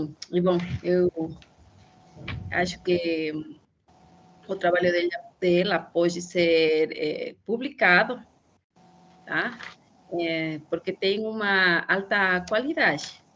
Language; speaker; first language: Portuguese; non-native, fluent; Spanish